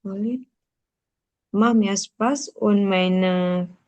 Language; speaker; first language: German; non-native, learner; Indonesian